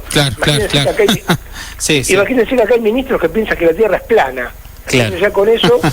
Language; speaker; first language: Spanish; native; Spanish